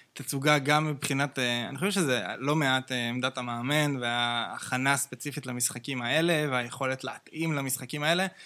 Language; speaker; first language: Hebrew; native; Hebrew